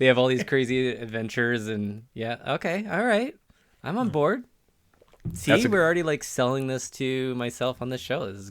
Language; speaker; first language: English; native; English